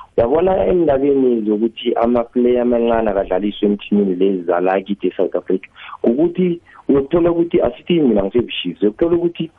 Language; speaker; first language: Zulu; non-native, local second language; South Ndebele